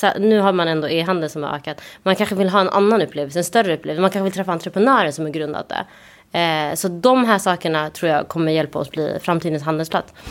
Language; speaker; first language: Swedish; early bilingual, other home language; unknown